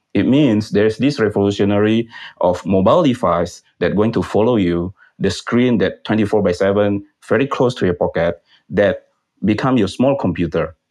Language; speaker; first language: English; non-native, fluent; Indonesian